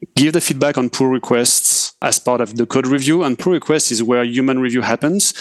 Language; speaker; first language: English; non-native, fluent; French